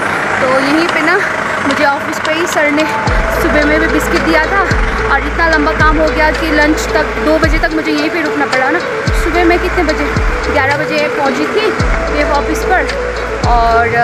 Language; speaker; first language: Hindi; non-native, local second language; Nepali